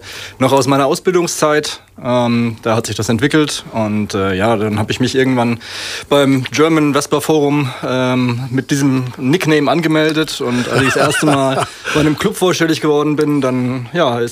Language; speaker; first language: German; native; German